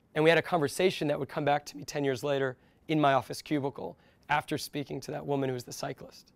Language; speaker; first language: English; native; English